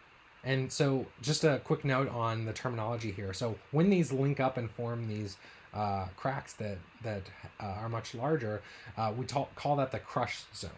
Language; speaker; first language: English; native; English